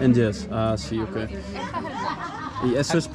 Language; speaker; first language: Spanish; non-native, learner; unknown